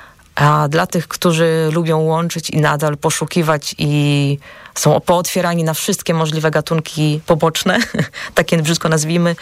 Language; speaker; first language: Polish; native; Polish